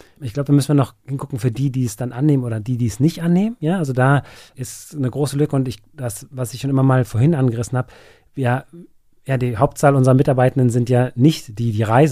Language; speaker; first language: German; native; German